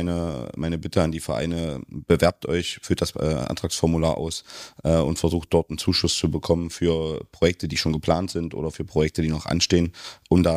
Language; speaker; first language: German; native; German